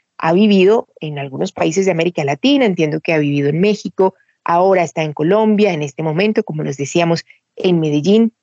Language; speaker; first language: Spanish; native; Spanish